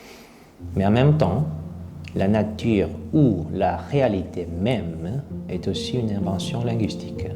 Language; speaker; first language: French; non-native, fluent; Korean